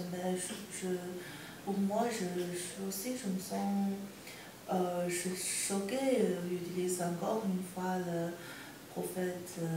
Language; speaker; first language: French; non-native, learner; Chinese